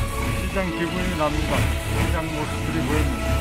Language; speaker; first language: Korean; native; Korean